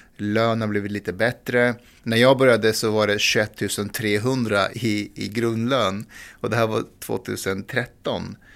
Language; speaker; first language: Swedish; early bilingual, other home language; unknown